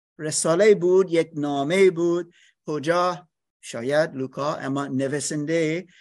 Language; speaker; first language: Persian; non-native, learner; English